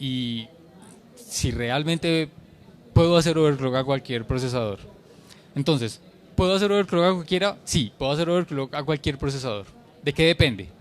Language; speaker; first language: Spanish; native; Spanish